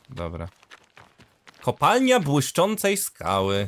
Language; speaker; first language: Polish; native; Polish